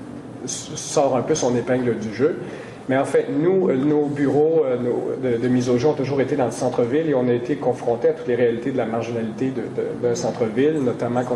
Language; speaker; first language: French; native; French